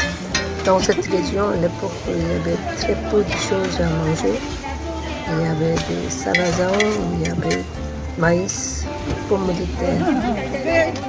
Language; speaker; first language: French; non-native, fluent; Korean